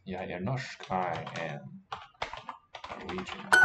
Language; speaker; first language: Norwegian; non-native, learner; English